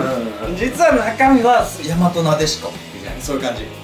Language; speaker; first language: Japanese; native; Japanese